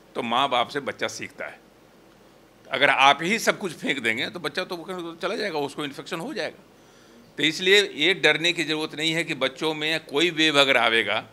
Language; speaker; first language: Hindi; native; Hindi